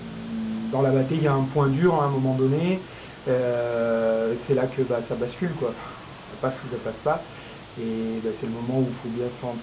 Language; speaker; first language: French; native; French